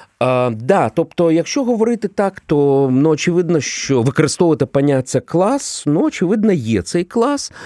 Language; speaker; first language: Ukrainian; non-native, local second language; Russian